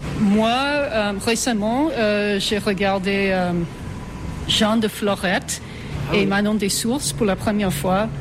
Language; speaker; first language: French; non-native, fluent; English